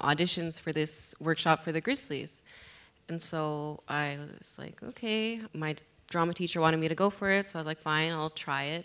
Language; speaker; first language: English; native; English